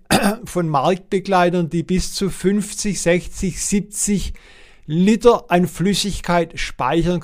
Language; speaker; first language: German; native; German